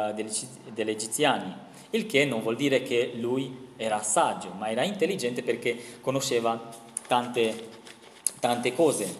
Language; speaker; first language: Italian; non-native, fluent; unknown